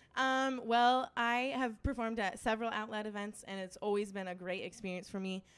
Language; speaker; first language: English; native; English